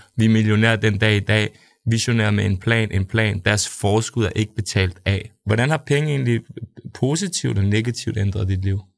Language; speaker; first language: Danish; native; Danish